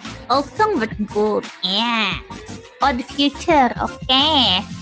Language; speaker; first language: English; non-native, fluent; Indonesian